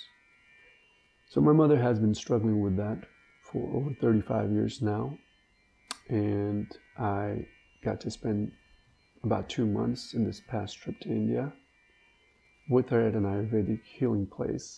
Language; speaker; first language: English; non-native, local second language; Hindi